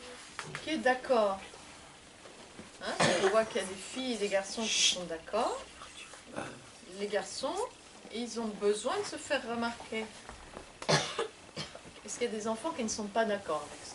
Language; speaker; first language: French; native; French